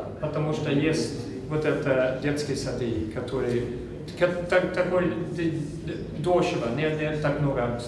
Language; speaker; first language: Russian; non-native, fluent; Swedish